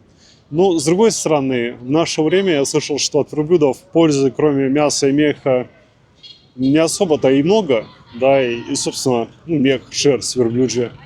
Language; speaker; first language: Russian; native; Russian